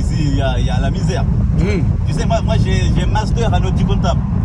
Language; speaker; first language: French; non-native, local second language; Comorian